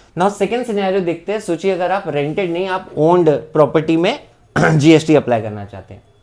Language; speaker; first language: Hindi; non-native, local second language; Bangla